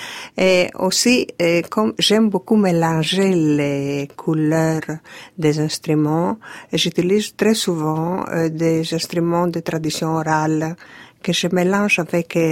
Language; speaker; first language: French; non-native, fluent; Greek